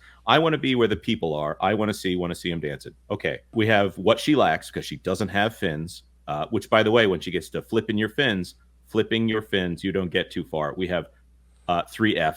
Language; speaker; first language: English; native; English